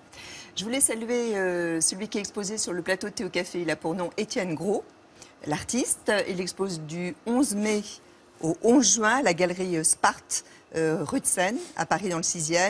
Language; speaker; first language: French; native; French